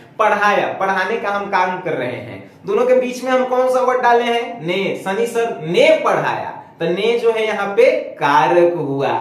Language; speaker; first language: Hindi; native; Hindi